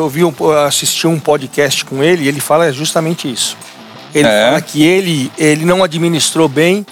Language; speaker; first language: Portuguese; native; Portuguese